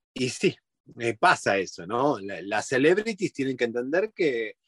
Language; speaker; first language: Spanish; native; Spanish